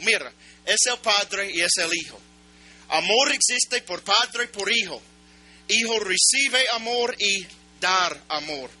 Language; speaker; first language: Spanish; non-native, learner; English